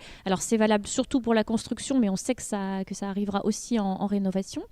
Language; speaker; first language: French; native; French